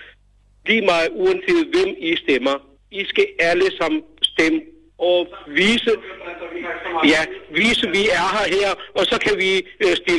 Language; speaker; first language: Danish; non-native, learner; Urdu